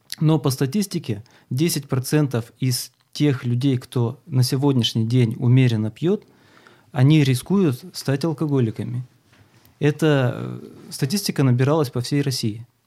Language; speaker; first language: Russian; native; Russian